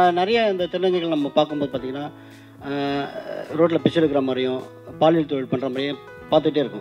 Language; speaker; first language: Tamil; native; Tamil